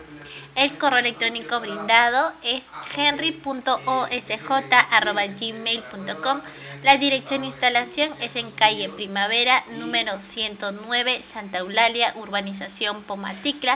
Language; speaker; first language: Spanish; native; Spanish